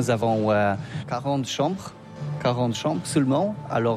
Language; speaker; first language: French; non-native, learner; Polish